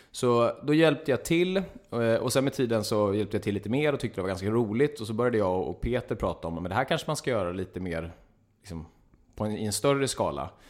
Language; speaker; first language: Swedish; native; Swedish